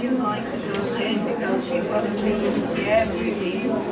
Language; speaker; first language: English; non-native, fluent; Bulgarian